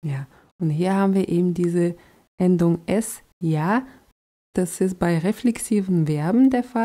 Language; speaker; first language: German; non-native, fluent; Russian